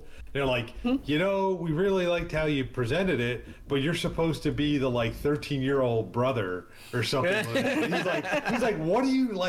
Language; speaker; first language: English; native; English